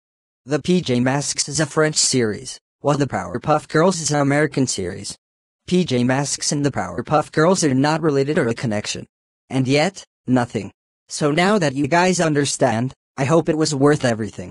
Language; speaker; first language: English; native; English